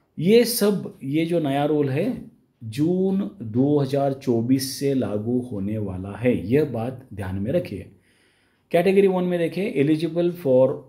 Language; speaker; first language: Hindi; non-native, local second language; Marathi